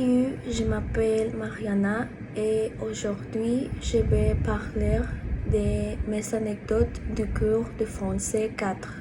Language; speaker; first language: French; non-native, learner; Spanish